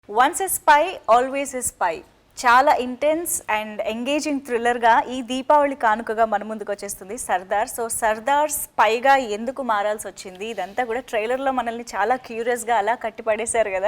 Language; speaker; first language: Telugu; native; Telugu